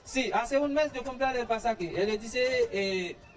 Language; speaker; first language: Spanish; non-native, learner; Haitian Creole